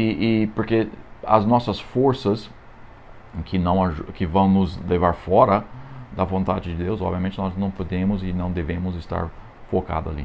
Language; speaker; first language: Portuguese; non-native, fluent; English